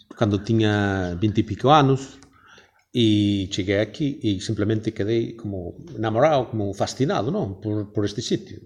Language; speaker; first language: Galician; non-native, fluent; English